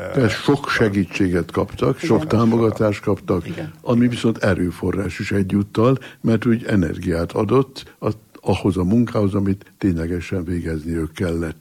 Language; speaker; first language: Hungarian; native; Hungarian